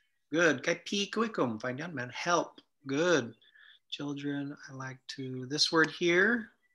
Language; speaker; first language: English; native; English